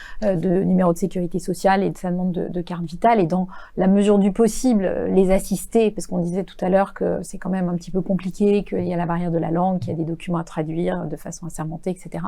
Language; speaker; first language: French; native; French